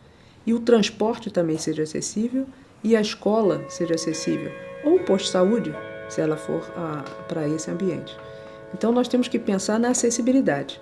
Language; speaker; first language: Portuguese; native; Portuguese